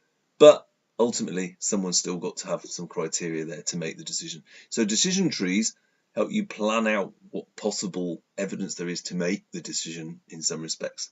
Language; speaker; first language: English; native; English